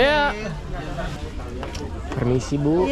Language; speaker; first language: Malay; non-native, learner; English